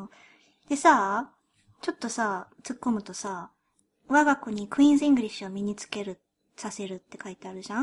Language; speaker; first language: Japanese; early bilingual, heritage; Japanese